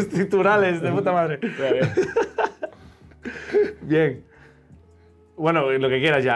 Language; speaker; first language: Spanish; native; Spanish